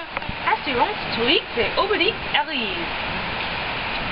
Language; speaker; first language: French; non-native, learner; English